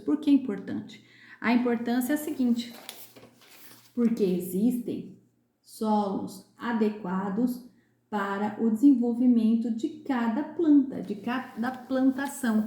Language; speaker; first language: Portuguese; native; Portuguese